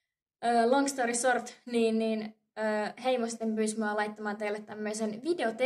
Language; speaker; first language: Finnish; native; Finnish